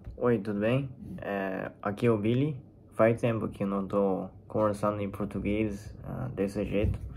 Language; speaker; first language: Portuguese; non-native, fluent; Chinese